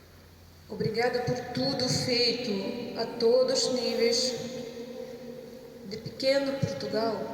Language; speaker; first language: Portuguese; non-native, fluent; Ukrainian